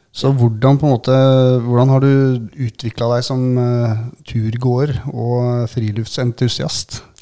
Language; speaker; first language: Norwegian; native; Norwegian